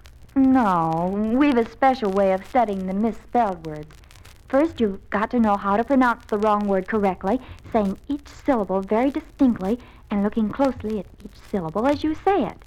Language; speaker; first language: English; native; English